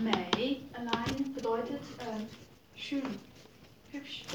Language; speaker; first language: German; non-native, fluent; Chinese